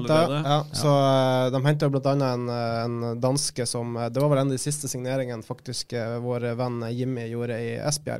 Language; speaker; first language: Norwegian; native; Norwegian